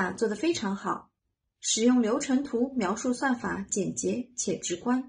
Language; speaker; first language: Chinese; native; Chinese